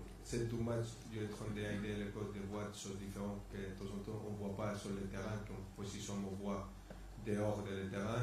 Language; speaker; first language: French; non-native, fluent; Spanish